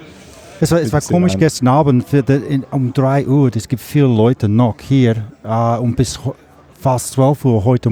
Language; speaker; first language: German; non-native, learner; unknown